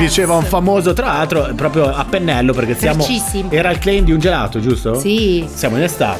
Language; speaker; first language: Italian; native; Italian